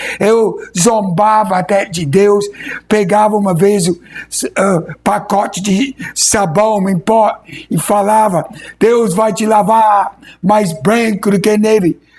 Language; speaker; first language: Portuguese; non-native, fluent; English